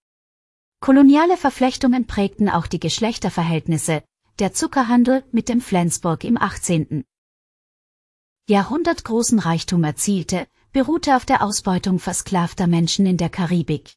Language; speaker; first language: German; native; German